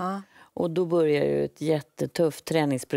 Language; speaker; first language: Swedish; native; Swedish